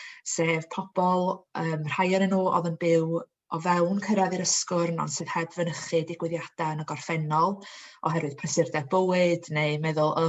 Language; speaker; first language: Welsh; native; Welsh